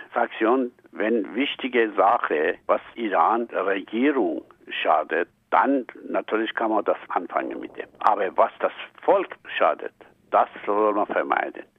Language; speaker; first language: German; non-native, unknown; Persian